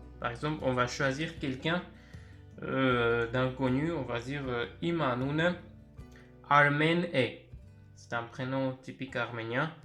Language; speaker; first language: French; native; French